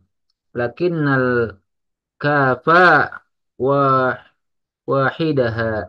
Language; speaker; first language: Arabic; non-native, learner; Indonesian